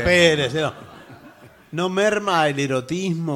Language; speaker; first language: Spanish; native; Spanish